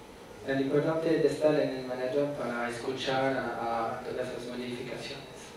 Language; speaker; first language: Spanish; non-native, fluent; French